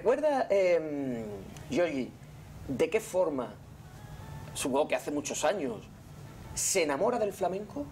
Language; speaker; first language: Spanish; native; Spanish